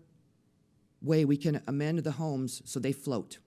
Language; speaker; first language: English; native; English